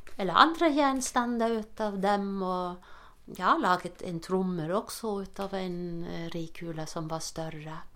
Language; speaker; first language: Norwegian; non-native, fluent; German